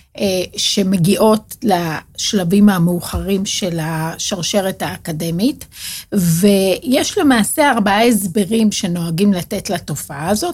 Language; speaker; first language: Hebrew; native; Hebrew